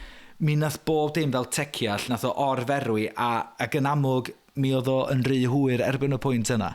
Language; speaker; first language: Welsh; native; Welsh